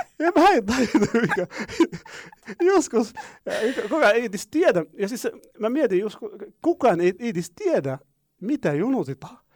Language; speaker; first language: Finnish; non-native, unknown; Arabic